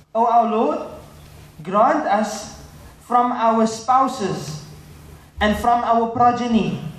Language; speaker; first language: English; native; English